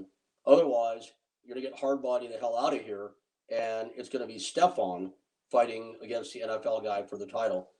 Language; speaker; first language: English; native; English